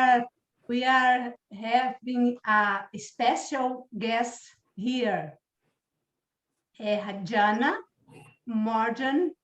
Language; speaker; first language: English; non-native, learner; Portuguese